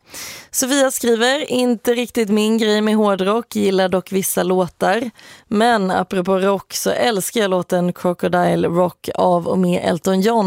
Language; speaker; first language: Swedish; native; Swedish